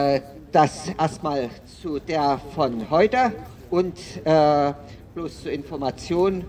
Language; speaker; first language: German; native; German